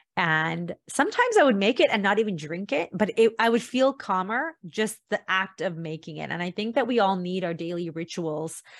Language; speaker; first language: English; early bilingual, other home language; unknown